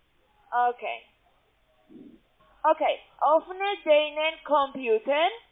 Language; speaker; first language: German; non-native, learner; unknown